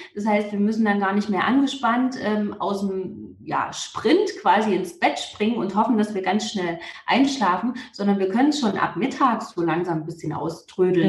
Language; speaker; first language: German; native; German